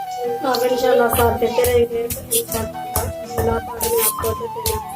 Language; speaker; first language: Hindi; non-native, local second language; Punjabi